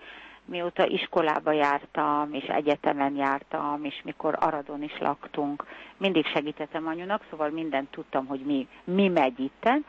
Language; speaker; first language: Hungarian; early bilingual, heritage; Hungarian